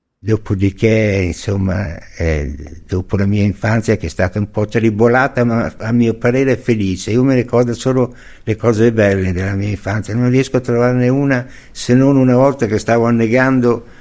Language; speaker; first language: Italian; native; Italian